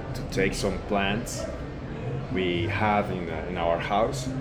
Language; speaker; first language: English; non-native, learner; Spanish